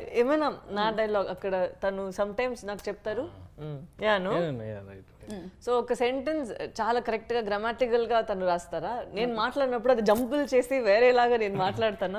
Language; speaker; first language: Telugu; non-native, fluent; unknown